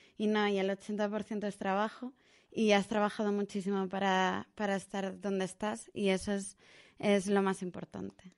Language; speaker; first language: Spanish; native; Spanish